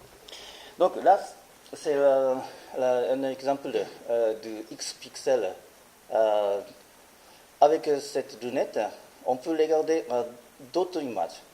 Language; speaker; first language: French; non-native, learner; Japanese